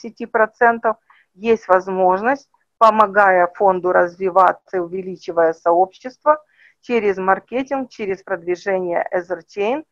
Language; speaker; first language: Russian; native; Russian